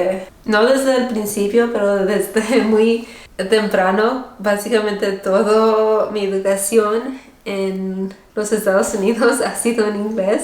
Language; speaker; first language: Spanish; early bilingual, heritage; Spanish